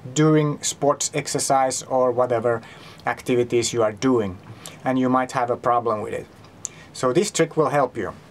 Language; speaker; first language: English; non-native, fluent; Finnish